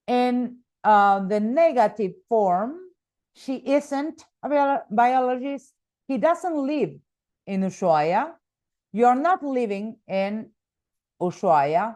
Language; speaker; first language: English; non-native, fluent; Spanish